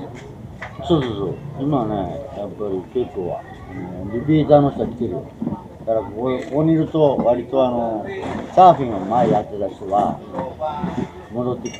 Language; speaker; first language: Japanese; native; Japanese